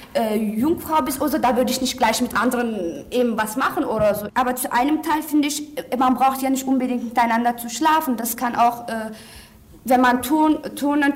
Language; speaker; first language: German; early bilingual, other home language; Turkish